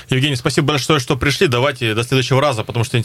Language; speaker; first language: Russian; native; Russian